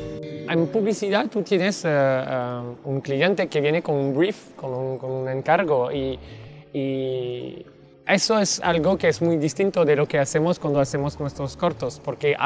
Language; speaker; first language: Spanish; non-native, fluent; French